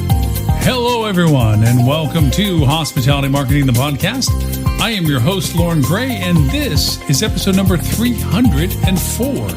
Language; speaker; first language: English; native; English